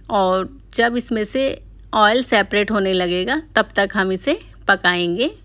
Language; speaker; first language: Hindi; native; Hindi